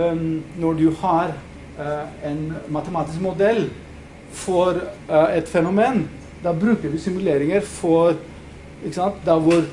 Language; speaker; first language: Norwegian; non-native, fluent; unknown